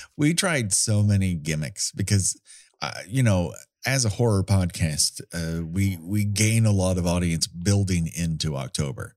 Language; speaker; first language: English; native; English